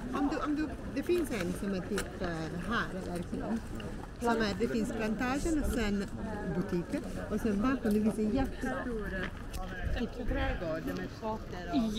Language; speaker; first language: Swedish; non-native, learner; Russian